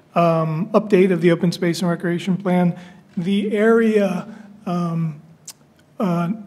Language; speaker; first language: English; native; English